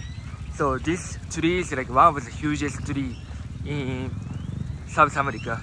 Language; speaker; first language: English; non-native, fluent; Japanese